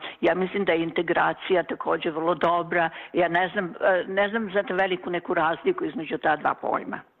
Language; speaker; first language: Serbian; native; Serbian